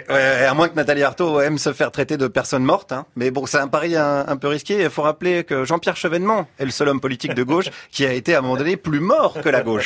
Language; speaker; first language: French; native; French